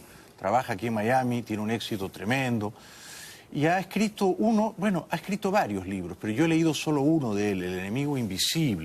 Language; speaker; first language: Spanish; native; Spanish